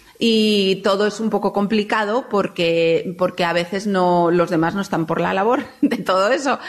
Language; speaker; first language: Spanish; native; Spanish